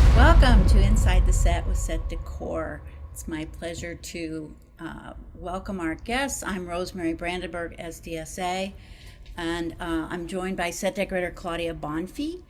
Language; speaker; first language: English; native; English